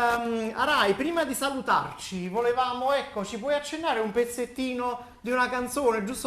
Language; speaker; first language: Italian; native; Italian